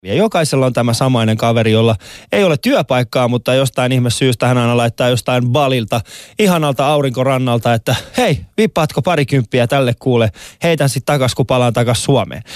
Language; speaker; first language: Finnish; early bilingual, other home language; Persian